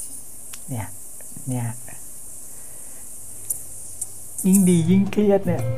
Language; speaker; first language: Thai; native; Thai